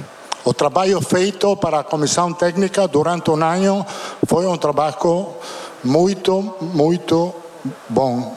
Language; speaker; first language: Portuguese; non-native, fluent; Italian